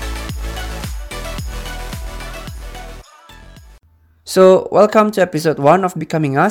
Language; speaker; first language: English; early bilingual, other home language; Indonesian